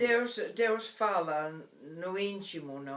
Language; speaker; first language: Portuguese; non-native, fluent; English